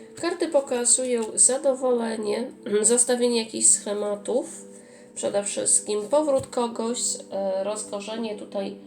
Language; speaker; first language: Polish; native; Polish